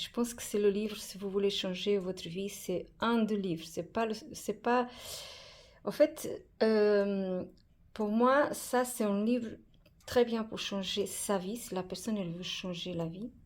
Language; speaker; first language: French; non-native, fluent; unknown